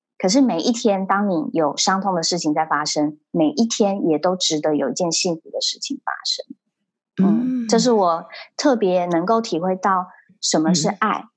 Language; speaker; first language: Chinese; early bilingual, heritage; Chinese